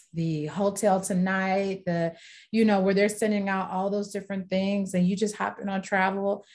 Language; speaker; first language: English; native; English